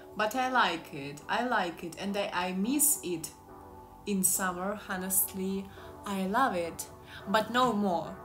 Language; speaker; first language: English; non-native, learner; Russian